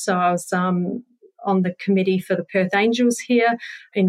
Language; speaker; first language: English; native; English